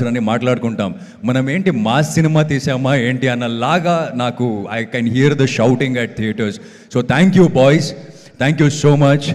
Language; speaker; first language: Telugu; non-native, local second language; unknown